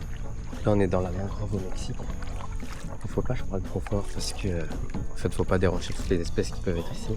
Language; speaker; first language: French; native; French